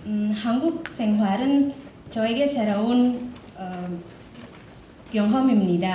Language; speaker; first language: Korean; non-native, learner; Indonesian